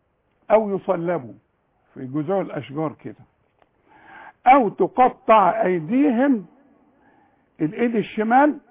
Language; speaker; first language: Arabic; native; Arabic